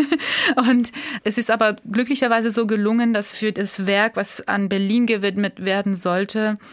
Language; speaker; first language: German; non-native, fluent; Georgian